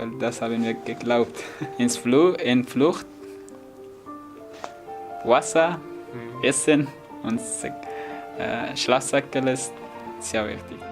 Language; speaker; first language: German; non-native, fluent; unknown